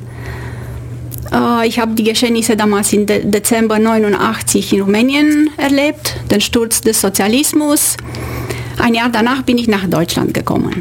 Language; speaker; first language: German; non-native, fluent; Romanian